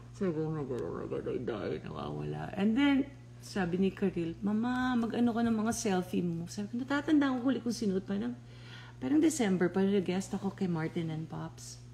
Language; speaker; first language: Filipino; native; Filipino